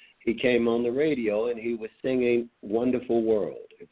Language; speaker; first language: English; native; English